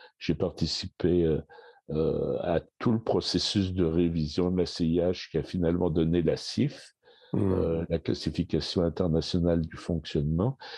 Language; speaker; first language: French; native; French